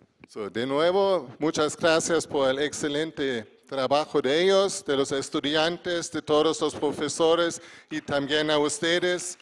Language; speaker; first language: Spanish; non-native, fluent; German